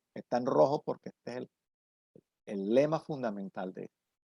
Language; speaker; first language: Spanish; native; Spanish